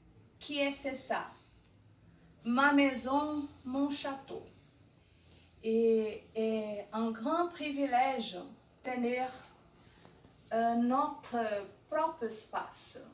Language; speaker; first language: French; non-native, learner; Portuguese